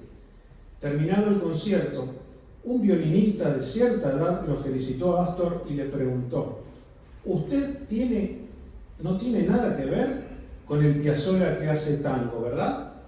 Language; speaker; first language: Spanish; native; Spanish